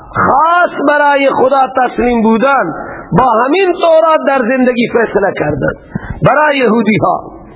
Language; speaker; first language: Persian; native; Persian